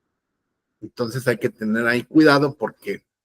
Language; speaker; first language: Spanish; native; Spanish